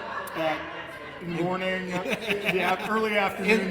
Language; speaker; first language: English; native; English